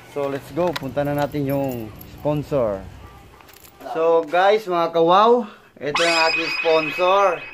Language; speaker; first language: Filipino; non-native, local second language; Chavacano